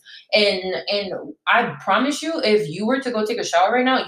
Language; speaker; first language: English; early bilingual, other home language; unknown